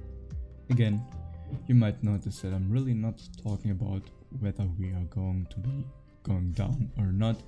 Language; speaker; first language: English; non-native, fluent; German